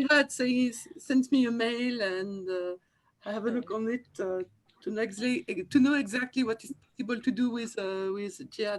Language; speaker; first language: English; non-native, fluent; French